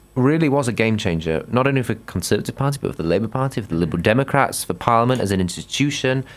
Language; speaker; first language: English; native; English